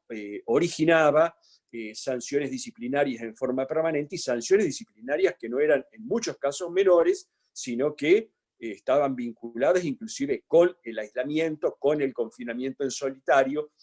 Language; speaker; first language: Spanish; native; Spanish